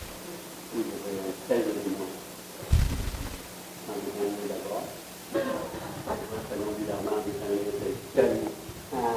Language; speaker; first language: French; non-native, fluent; Vietnamese